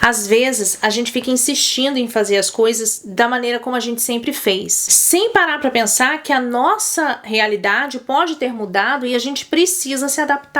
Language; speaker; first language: Portuguese; native; Portuguese